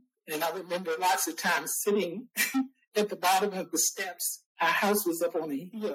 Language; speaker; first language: English; native; English